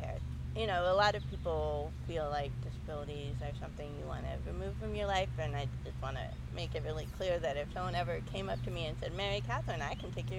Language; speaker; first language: English; native; English